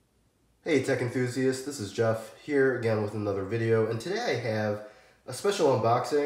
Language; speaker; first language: English; native; English